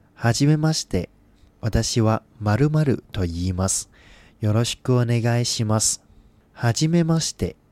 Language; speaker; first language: Japanese; non-native, fluent; Cantonese